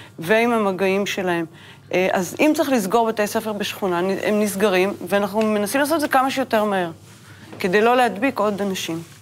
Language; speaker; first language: Hebrew; native; Hebrew